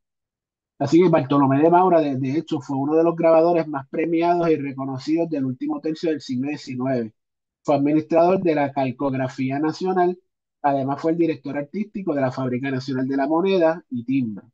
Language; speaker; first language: Spanish; native; Spanish